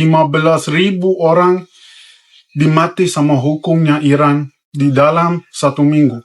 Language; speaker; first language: Indonesian; non-native, fluent; Persian